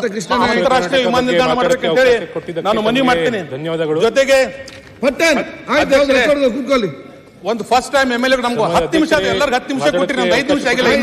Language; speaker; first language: Kannada; non-native, local second language; Urdu